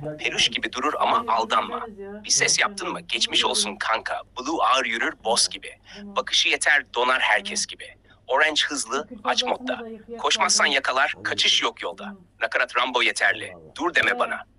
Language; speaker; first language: Turkish; native; Turkish